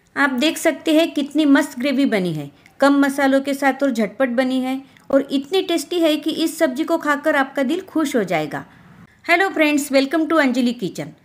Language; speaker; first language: Hindi; non-native, local second language; Marathi